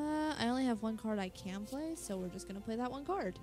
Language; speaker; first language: English; native; English